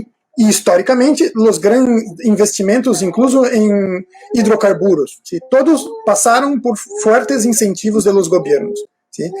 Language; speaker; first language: Spanish; non-native, fluent; Portuguese